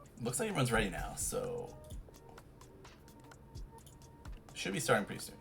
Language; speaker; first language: English; native; English